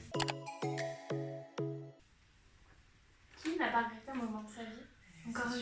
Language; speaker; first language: French; native; French